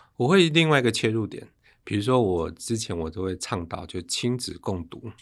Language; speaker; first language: Chinese; native; Chinese